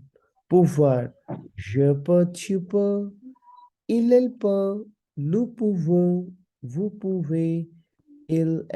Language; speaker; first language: French; non-native, fluent; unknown